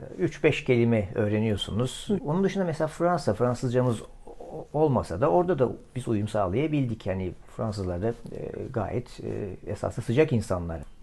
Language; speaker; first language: Turkish; native; Turkish